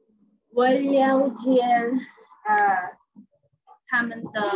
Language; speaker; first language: Chinese; non-native, learner; English